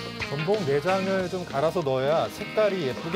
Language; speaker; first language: Korean; native; Korean